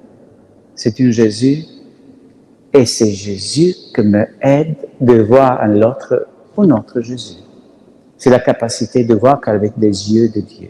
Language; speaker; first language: French; non-native, learner; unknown